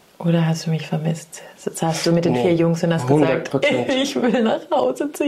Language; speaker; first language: German; native; German